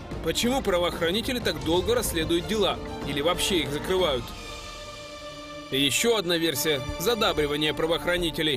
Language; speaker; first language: Russian; non-native, local second language; Ukrainian